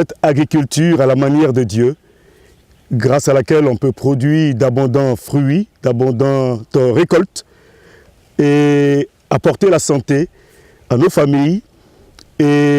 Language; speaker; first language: French; non-native, local second language; Baoulé